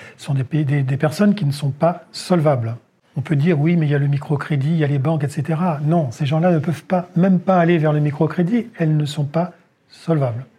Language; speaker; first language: French; native; French